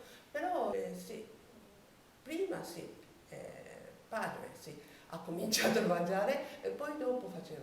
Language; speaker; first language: Italian; non-native, learner; Japanese